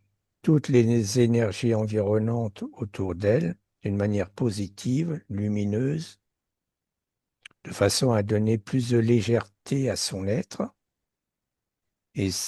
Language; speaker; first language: French; native; French